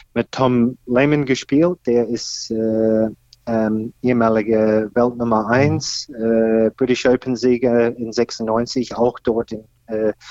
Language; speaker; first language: German; non-native, fluent; English